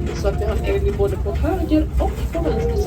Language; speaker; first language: Swedish; native; Swedish